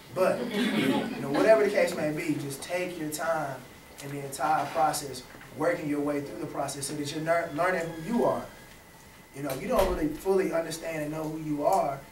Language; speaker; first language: English; native; English